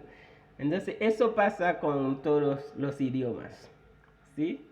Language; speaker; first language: Spanish; non-native, fluent; Haitian Creole